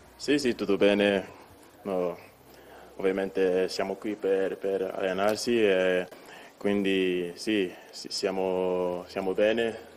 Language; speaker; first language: Italian; non-native, learner; English